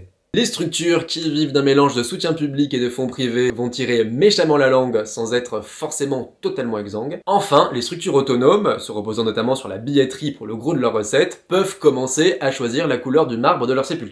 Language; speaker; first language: French; native; French